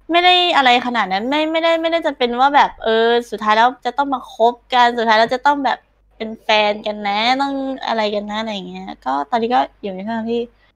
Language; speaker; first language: Thai; native; Thai